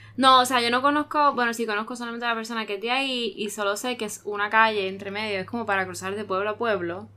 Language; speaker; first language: Spanish; native; Spanish